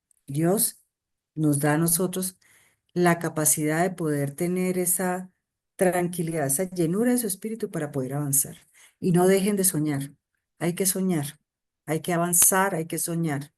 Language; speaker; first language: Spanish; native; Spanish